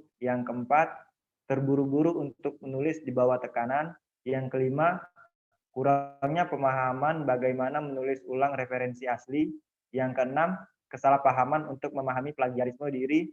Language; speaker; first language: Indonesian; native; Indonesian